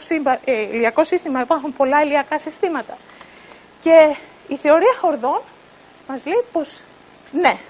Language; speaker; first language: Greek; native; Greek